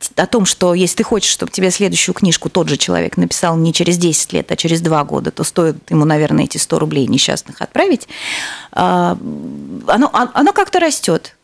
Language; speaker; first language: Russian; native; Russian